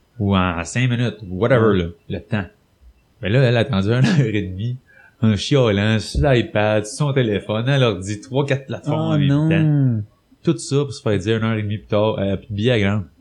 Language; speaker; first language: French; native; French